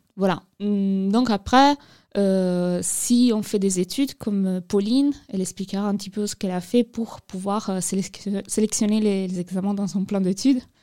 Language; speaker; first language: French; non-native, fluent; Italian